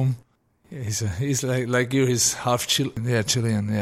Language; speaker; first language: English; non-native, fluent; German